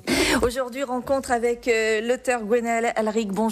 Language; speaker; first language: French; native; French